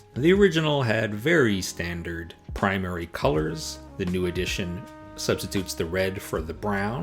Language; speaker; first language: English; native; English